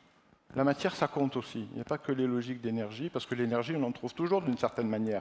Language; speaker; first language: French; native; French